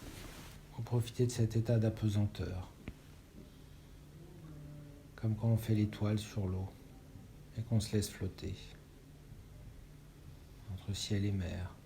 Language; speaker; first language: French; native; French